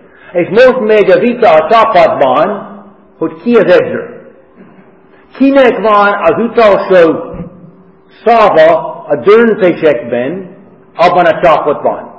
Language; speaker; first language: Hungarian; non-native, fluent; English